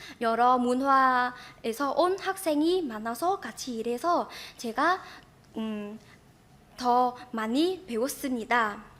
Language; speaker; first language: Korean; non-native, fluent; Vietnamese